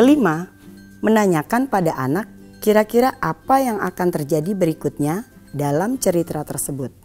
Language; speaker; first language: Indonesian; native; Indonesian